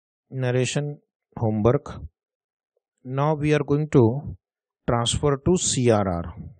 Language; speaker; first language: English; non-native, local second language; Hindi